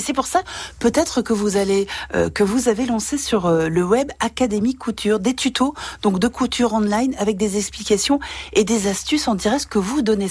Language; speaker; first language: French; native; French